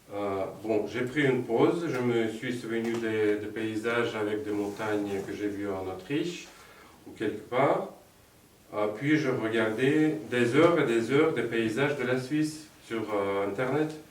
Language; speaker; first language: French; non-native, fluent; Russian